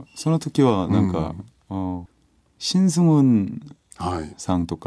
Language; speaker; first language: Japanese; non-native, learner; Korean